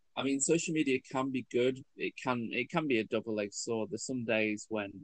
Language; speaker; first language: English; native; English